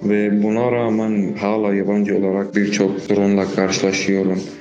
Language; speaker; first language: Turkish; non-native, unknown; Arabic